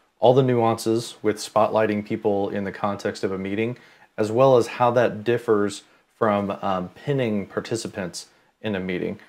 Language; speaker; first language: English; native; English